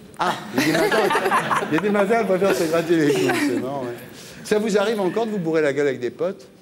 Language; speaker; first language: French; native; French